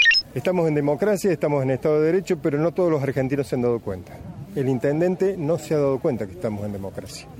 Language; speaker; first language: Spanish; native; Spanish